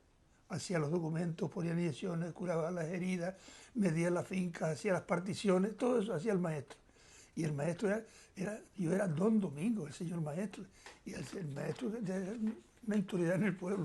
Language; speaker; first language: Spanish; native; Spanish